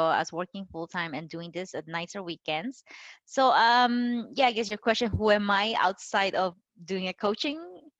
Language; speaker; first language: English; non-native, local second language; Filipino